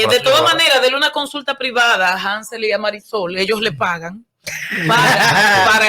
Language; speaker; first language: Spanish; native; Spanish